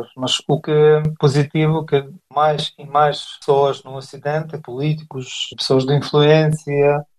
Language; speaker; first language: Portuguese; non-native, fluent; Ukrainian